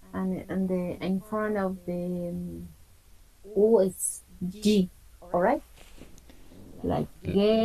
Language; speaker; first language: English; non-native, fluent; Spanish